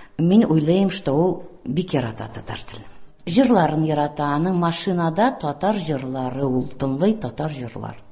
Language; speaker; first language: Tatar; non-native, local second language; Russian